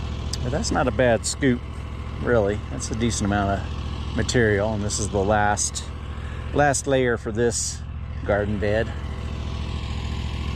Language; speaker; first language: English; native; English